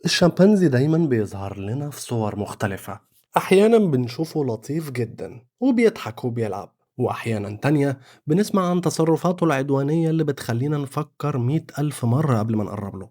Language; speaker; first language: Arabic; native; Arabic